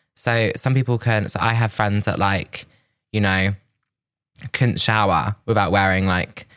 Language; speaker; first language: English; native; English